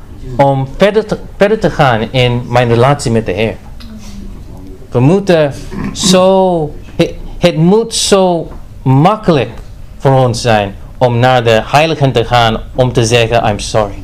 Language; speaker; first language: Dutch; non-native, fluent; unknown